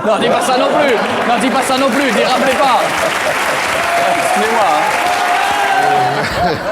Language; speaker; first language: French; native; French